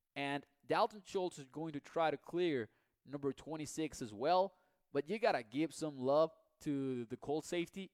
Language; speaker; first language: English; non-native, fluent; Spanish